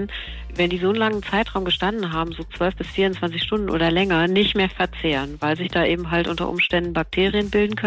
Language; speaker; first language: German; native; German